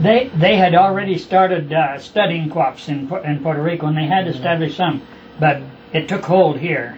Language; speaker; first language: English; native; English